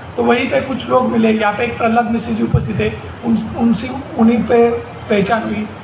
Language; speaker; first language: Hindi; non-native, local second language; Marathi